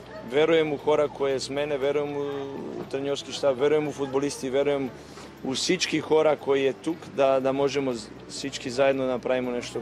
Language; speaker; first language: Bulgarian; non-native, learner; Macedonian